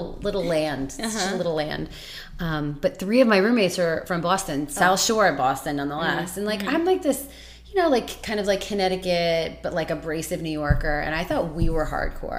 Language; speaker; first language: English; native; English